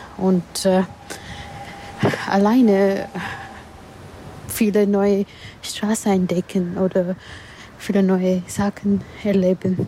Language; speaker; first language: German; non-native, learner; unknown